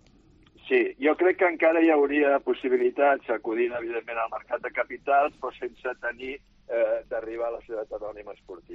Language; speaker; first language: Catalan; native; Catalan